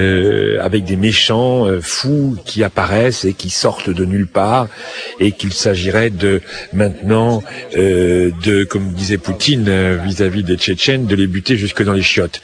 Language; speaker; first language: French; native; French